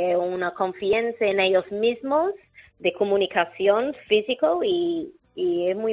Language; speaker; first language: Spanish; non-native, fluent; English